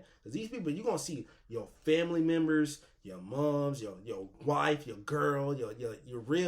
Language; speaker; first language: English; native; English